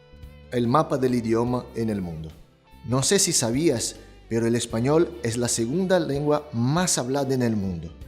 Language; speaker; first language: Spanish; non-native, fluent; Portuguese